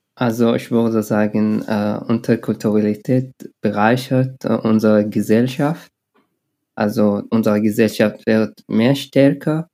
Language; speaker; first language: German; non-native, learner; Arabic